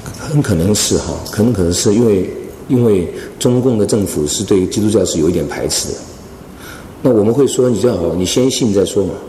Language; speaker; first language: Chinese; non-native, local second language; Cantonese